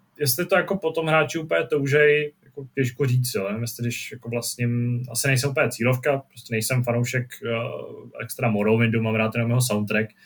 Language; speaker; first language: Czech; native; Czech